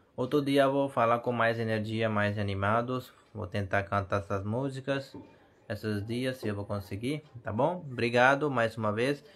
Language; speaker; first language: Portuguese; non-native, learner; Hindi